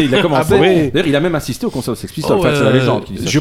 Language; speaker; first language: French; native; French